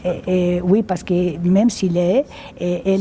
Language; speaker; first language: French; non-native, fluent; Spanish